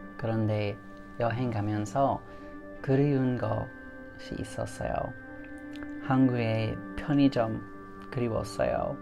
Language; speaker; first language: Korean; non-native, learner; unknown